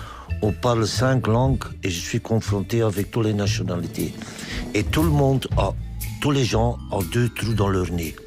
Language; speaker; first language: French; non-native, local second language; Dutch